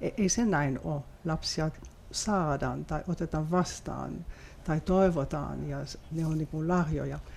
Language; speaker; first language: Finnish; non-native, fluent; French